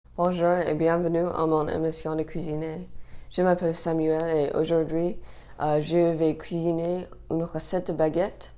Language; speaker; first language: French; non-native, learner; English